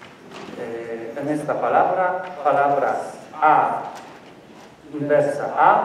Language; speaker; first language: Spanish; non-native, learner; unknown